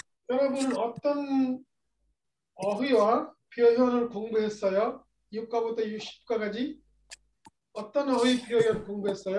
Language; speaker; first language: Korean; non-native, fluent; Bangla